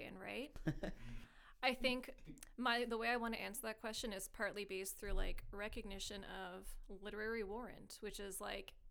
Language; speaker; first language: English; native; English